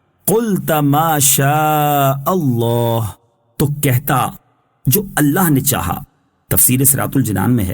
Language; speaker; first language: Urdu; native; Urdu